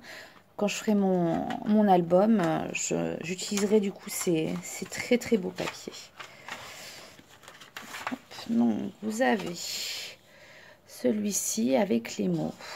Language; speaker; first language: French; native; French